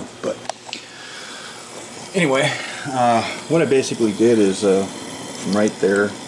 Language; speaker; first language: English; native; English